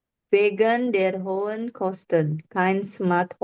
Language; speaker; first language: German; non-native, learner; Indonesian